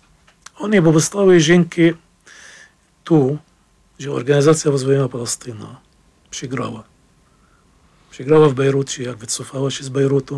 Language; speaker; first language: Polish; non-native, fluent; Arabic